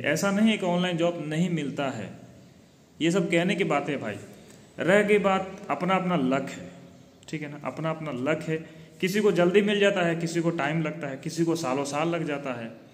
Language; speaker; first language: Hindi; native; Hindi